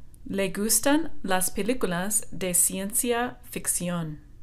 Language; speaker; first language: Spanish; non-native, fluent; English